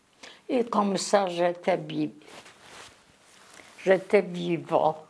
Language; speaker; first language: French; non-native, learner; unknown